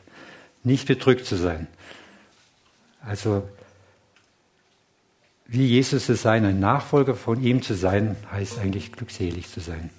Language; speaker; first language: German; non-native, fluent; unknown